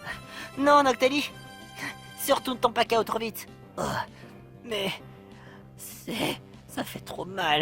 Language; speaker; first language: French; native; French